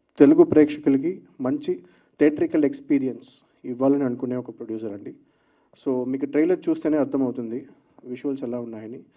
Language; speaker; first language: Telugu; native; Telugu